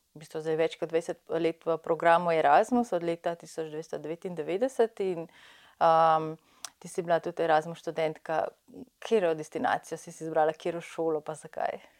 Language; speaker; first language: Slovenian; native; Slovenian